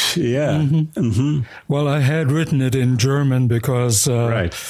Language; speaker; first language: English; early bilingual, other home language; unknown